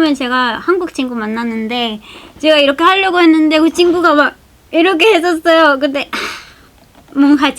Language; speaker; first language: Korean; non-native, fluent; Spanish